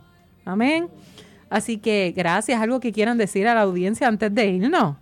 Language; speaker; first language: Spanish; native; Spanish